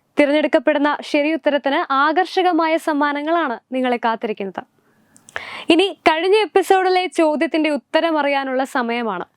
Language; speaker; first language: Malayalam; native; Malayalam